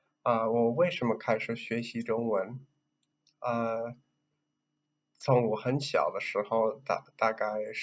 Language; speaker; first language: Chinese; non-native, learner; English